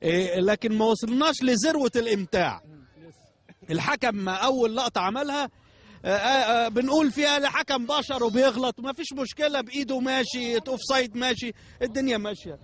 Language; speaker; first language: Arabic; native; Arabic